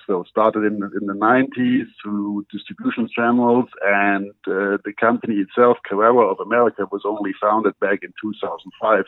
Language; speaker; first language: English; non-native, fluent; German